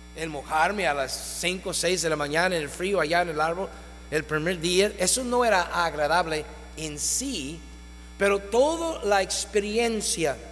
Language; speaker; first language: Spanish; non-native, fluent; English